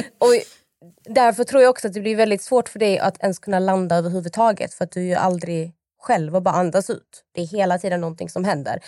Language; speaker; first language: Swedish; native; Swedish